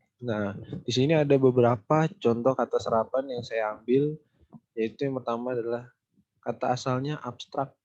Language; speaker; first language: Indonesian; native; Indonesian